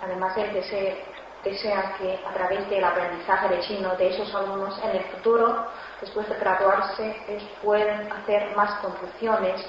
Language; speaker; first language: Spanish; non-native, fluent; Chinese